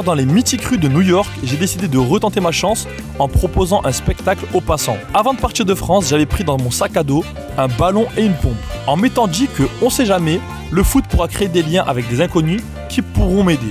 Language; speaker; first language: French; native; French